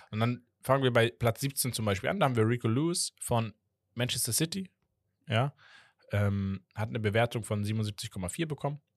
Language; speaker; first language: German; native; German